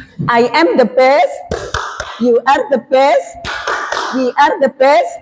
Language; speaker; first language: English; non-native, learner; Indonesian